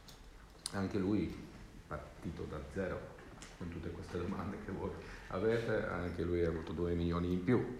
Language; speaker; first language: Italian; non-native, learner; Swedish